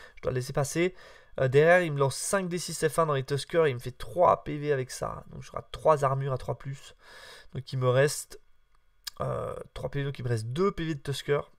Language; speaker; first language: French; native; French